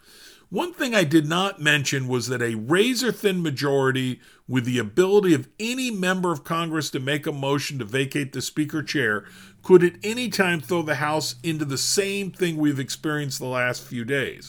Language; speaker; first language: English; native; English